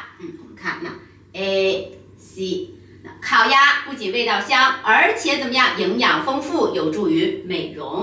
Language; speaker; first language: Chinese; native; Chinese